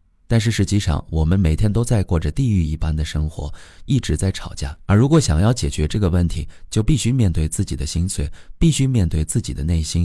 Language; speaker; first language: Chinese; native; Chinese